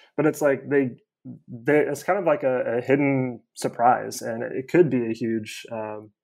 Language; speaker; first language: English; native; English